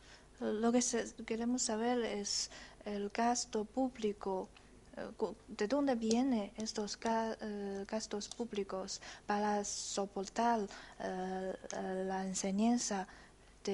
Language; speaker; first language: Spanish; non-native, fluent; Chinese